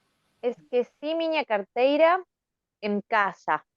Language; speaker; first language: Portuguese; non-native, learner; Spanish